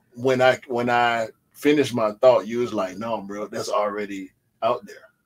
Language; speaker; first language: English; native; English